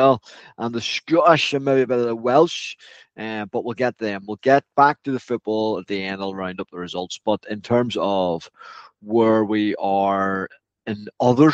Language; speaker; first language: English; native; English